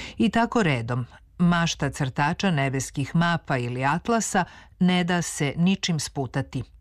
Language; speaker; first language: Serbian; native; Serbian